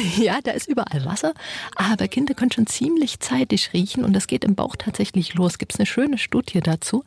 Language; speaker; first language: German; native; German